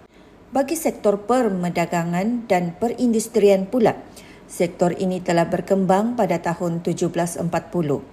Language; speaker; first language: Malay; native; Malay